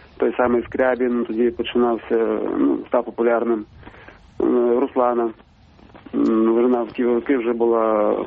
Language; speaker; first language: Ukrainian; non-native, local second language; Russian